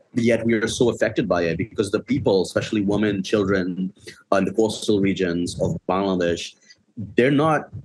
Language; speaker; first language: English; non-native, local second language; Bangla